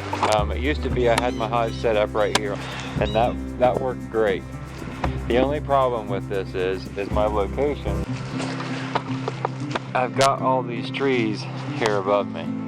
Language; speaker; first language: English; native; English